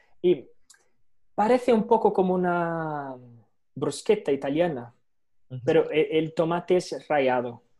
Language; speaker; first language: Spanish; non-native, fluent; Portuguese